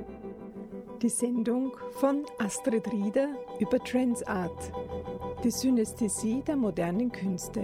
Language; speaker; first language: German; native; German